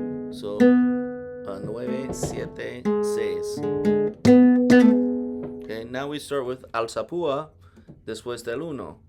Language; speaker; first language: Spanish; non-native, learner; English